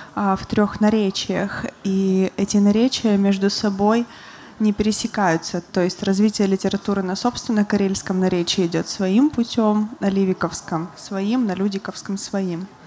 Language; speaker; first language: Russian; native; Russian